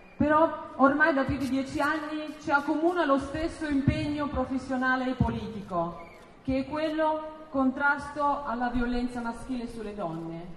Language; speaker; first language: Italian; non-native, fluent; Russian